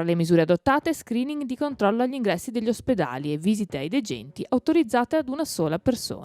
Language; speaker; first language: Italian; native; Italian